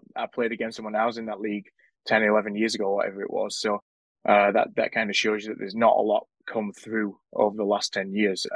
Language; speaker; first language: English; native; English